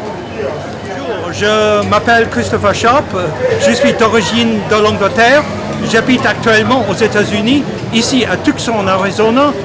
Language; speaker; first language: French; non-native, fluent; English